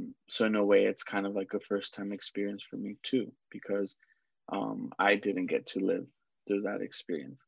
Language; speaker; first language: English; early bilingual, other home language; Spanish